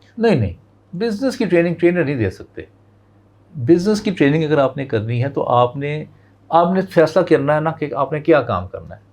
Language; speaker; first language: Urdu; non-native, local second language; Punjabi